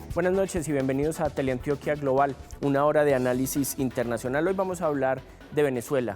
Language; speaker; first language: Spanish; native; Spanish